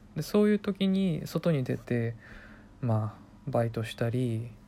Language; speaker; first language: Japanese; non-native, fluent; Korean